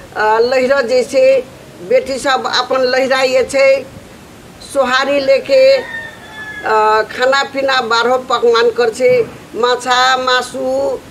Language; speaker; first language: Maithili; non-native, local second language; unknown